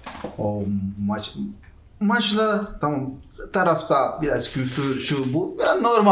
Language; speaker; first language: Turkish; non-native, learner; Portuguese